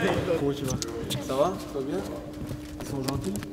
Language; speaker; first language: French; non-native, fluent; Hungarian